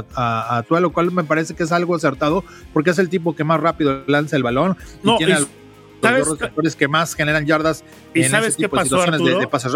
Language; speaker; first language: Spanish; native; Spanish